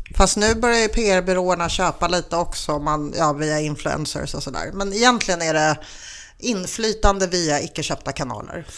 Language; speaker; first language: Swedish; early bilingual, other home language; Polish